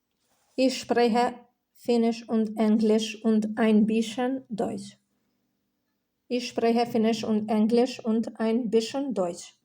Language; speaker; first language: German; non-native, fluent; Albanian